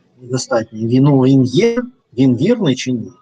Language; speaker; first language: Ukrainian; non-native, learner; Russian